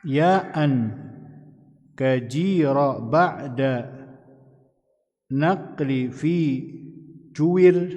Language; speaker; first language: Arabic; non-native, fluent; Indonesian